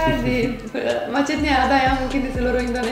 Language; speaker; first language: Indonesian; non-native, fluent; Romanian